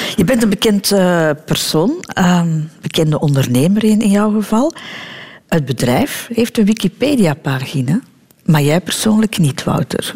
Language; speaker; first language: Dutch; native; Dutch